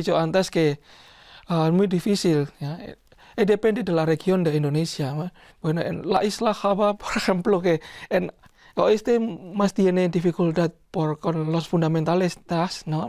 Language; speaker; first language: Spanish; non-native, learner; Indonesian